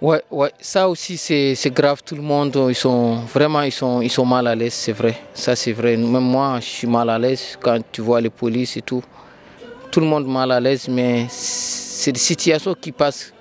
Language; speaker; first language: French; non-native, learner; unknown